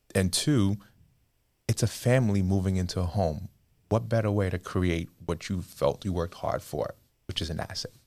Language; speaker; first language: English; native; English